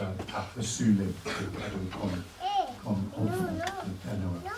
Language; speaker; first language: French; non-native, learner; English